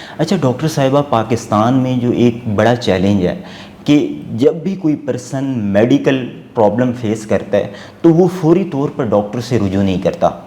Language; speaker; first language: Urdu; native; Urdu